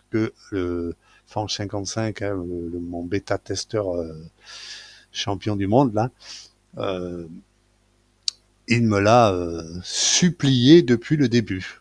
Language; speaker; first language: French; native; French